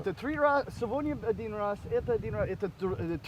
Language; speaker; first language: Russian; non-native, learner; English